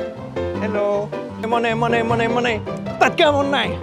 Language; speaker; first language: Vietnamese; non-native, learner; French